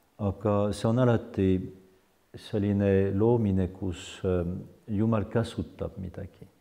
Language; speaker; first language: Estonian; non-native, fluent; French